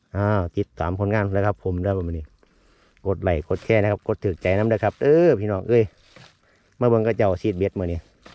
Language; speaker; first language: Thai; native; Thai